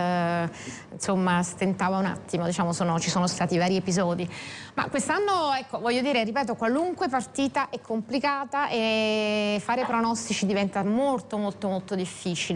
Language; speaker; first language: Italian; native; Italian